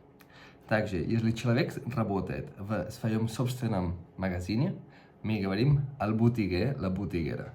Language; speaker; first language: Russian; non-native, fluent; Catalan